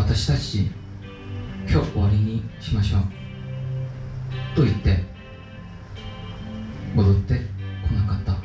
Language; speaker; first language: Japanese; non-native, learner; Korean